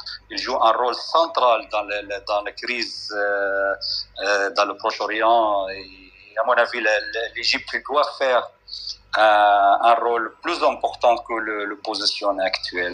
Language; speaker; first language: French; non-native, fluent; Arabic